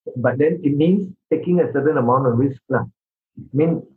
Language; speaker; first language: English; non-native, local second language; Min Nan Chinese